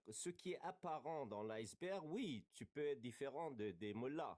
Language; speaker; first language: French; non-native, fluent; Kurdish